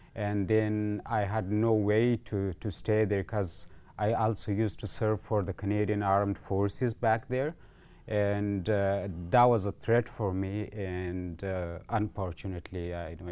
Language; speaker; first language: English; non-native, fluent; Pashto